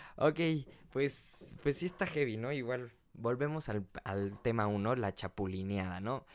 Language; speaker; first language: Spanish; native; Spanish